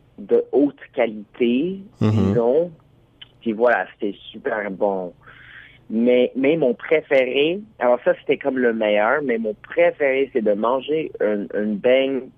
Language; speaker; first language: French; non-native, local second language; English